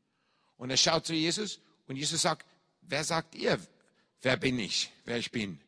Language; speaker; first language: German; non-native, fluent; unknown